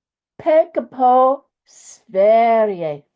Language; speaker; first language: Swedish; non-native, fluent; English